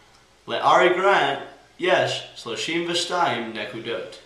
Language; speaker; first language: Hebrew; non-native, learner; English